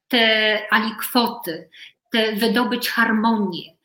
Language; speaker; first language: Polish; native; Polish